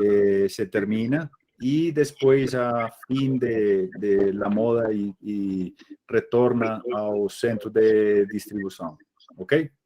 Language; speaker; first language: Portuguese; non-native, fluent; Spanish